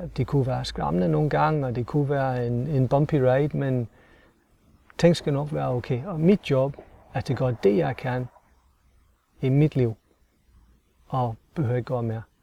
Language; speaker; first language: Danish; non-native, fluent; English